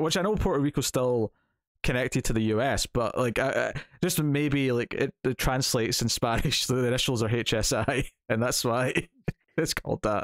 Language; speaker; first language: English; native; English